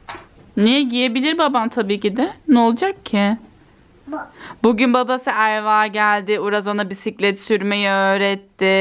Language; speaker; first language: Turkish; native; Turkish